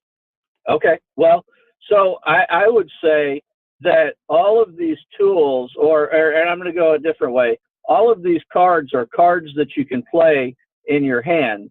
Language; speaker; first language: English; native; English